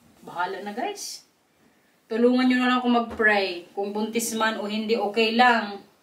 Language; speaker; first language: Filipino; non-native, local second language; Waray